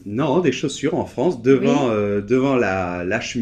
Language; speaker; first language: French; native; French